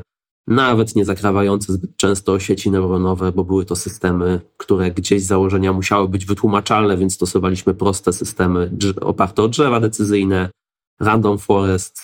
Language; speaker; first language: Polish; native; Polish